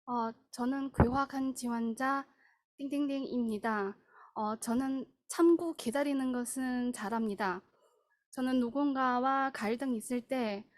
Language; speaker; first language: Korean; non-native, fluent; Chinese